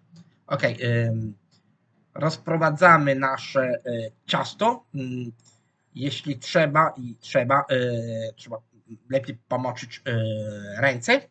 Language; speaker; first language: Polish; non-native, fluent; Italian